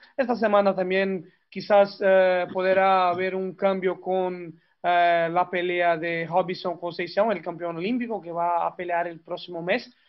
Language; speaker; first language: Spanish; native; Spanish